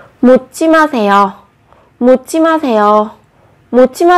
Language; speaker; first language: Korean; non-native, fluent; Vietnamese